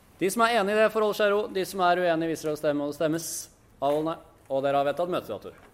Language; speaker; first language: Norwegian; native; Norwegian